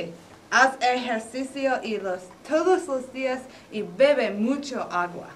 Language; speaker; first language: Spanish; non-native, learner; English